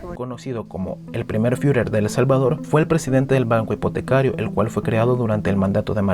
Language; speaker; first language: Spanish; native; Spanish